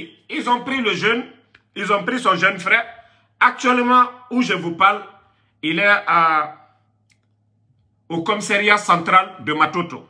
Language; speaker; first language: French; non-native, local second language; Susu